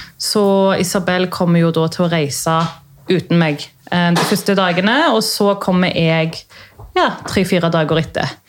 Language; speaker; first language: Norwegian; early bilingual, other home language; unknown